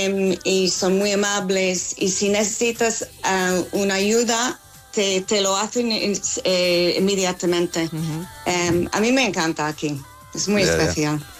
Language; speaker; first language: Spanish; non-native, fluent; English